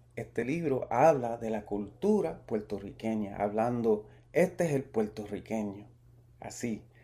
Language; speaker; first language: Spanish; early bilingual, heritage; Spanish